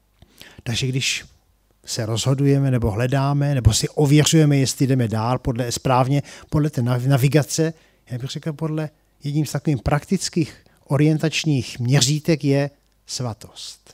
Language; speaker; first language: Czech; native; Czech